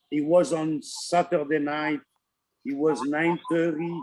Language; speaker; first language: English; non-native, learner; Italian